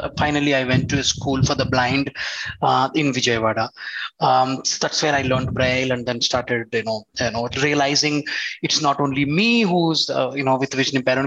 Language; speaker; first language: English; non-native, local second language; Telugu